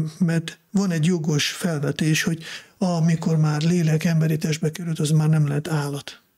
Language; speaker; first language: Hungarian; non-native, fluent; Russian